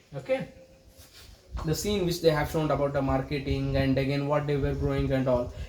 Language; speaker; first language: English; non-native, local second language; Kannada